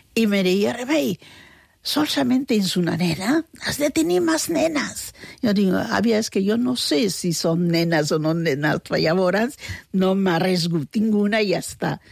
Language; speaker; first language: Catalan; non-native, fluent; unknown